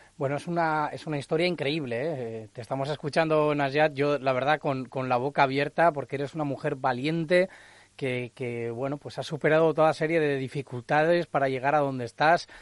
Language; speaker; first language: Spanish; native; Spanish